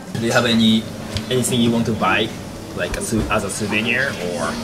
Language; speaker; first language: English; non-native, fluent; Japanese